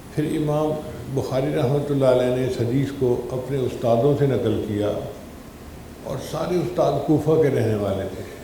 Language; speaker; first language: Urdu; non-native, local second language; Punjabi